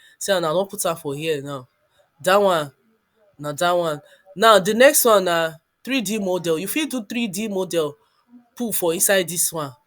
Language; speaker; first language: Nigerian Pidgin; non-native, local second language; Yoruba